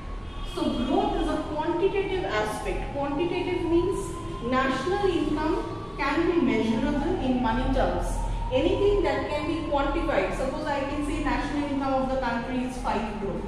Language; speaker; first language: English; non-native, local second language; Bangla